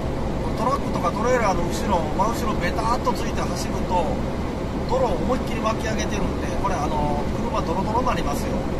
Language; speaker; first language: Japanese; native; Japanese